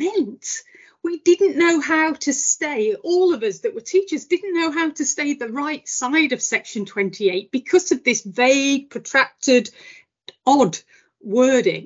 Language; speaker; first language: English; native; English